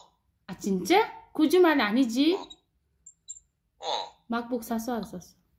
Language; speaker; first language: Korean; non-native, fluent; Uzbek